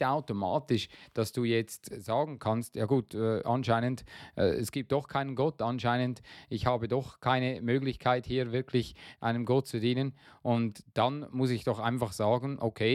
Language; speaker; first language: German; non-native, fluent; English